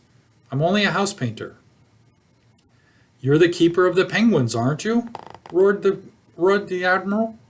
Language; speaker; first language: English; native; English